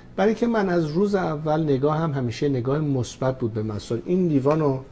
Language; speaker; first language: Persian; native; Persian